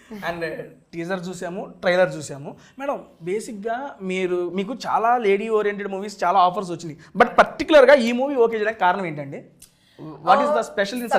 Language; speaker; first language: Telugu; native; Telugu